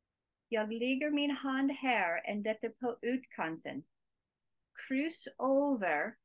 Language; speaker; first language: Swedish; non-native, learner; English